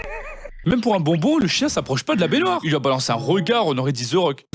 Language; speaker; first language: French; native; French